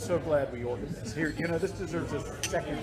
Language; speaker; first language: English; native; English